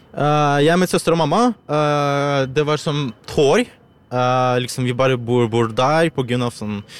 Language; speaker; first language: Norwegian; non-native, learner; Russian